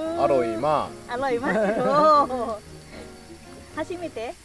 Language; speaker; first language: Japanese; non-native, fluent; Thai